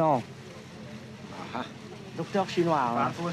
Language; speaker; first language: French; non-native, fluent; Vietnamese